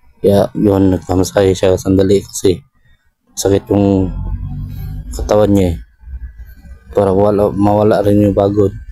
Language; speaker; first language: Filipino; non-native, local second language; Cebuano